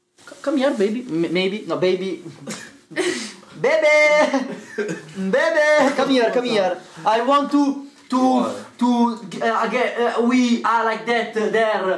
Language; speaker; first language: English; non-native, learner; Italian